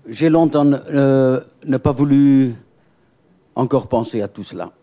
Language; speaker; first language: French; native; French